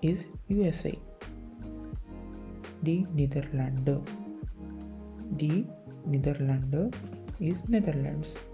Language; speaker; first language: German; non-native, fluent; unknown